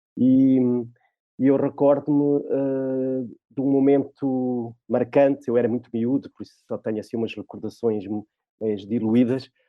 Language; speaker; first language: Portuguese; native; Portuguese